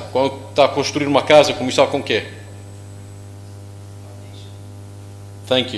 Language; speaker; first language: Portuguese; non-native, learner; English